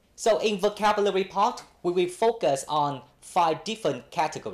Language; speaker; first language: English; non-native, fluent; Vietnamese